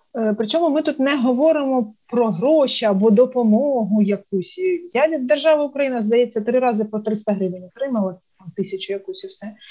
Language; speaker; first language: Ukrainian; non-native, local second language; Russian